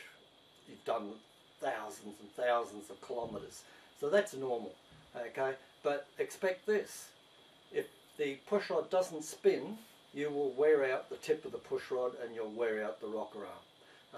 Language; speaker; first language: English; native; English